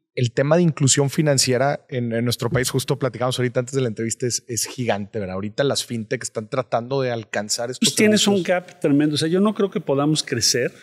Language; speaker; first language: Spanish; native; Spanish